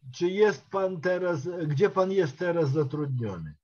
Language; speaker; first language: Polish; non-native, fluent; Ukrainian